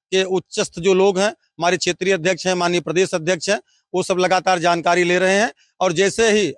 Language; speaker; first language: Hindi; native; Hindi